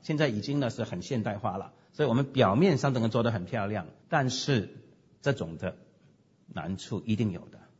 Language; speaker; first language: Chinese; non-native, local second language; Cantonese